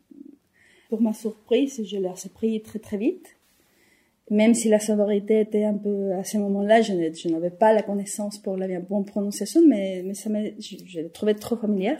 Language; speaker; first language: French; non-native, fluent; Spanish